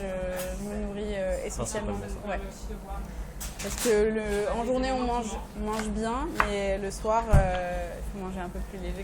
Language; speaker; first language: French; early bilingual, other home language; Persian